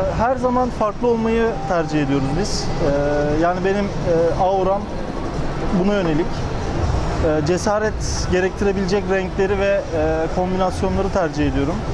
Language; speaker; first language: Turkish; early bilingual, heritage; Turkish